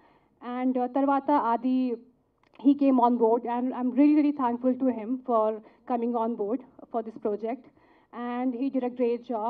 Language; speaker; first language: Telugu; non-native, local second language; Hindi